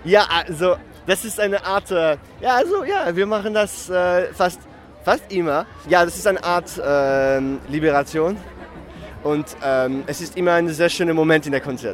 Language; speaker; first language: German; non-native, fluent; French